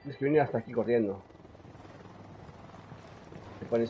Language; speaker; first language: Spanish; native; Spanish